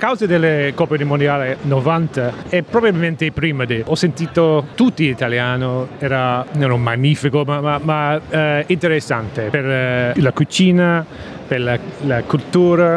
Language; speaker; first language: Italian; non-native, learner; English